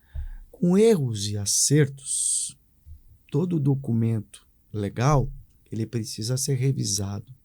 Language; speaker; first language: Portuguese; native; Portuguese